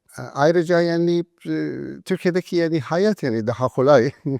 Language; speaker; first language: Turkish; non-native, fluent; Polish